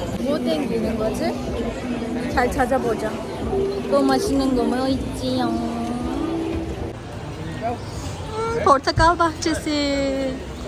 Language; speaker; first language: Korean; non-native, fluent; Turkish